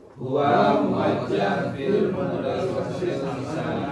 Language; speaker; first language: Arabic; non-native, learner; Indonesian